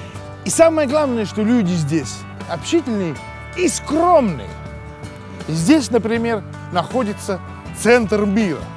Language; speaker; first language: Russian; non-native, fluent; Finnish